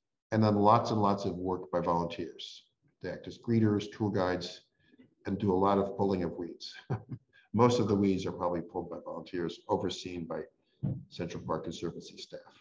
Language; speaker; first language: English; native; English